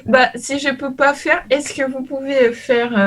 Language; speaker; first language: French; non-native, learner; Portuguese